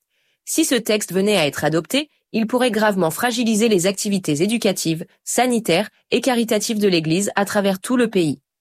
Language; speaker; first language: French; native; French